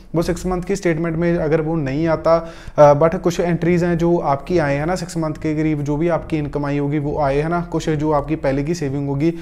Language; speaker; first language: Hindi; non-native, local second language; Punjabi